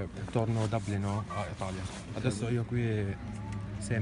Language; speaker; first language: Italian; non-native, learner; Arabic